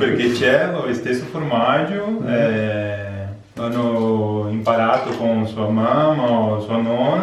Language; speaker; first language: Italian; non-native, learner; Portuguese